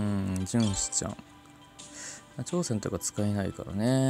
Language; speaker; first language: Japanese; native; Japanese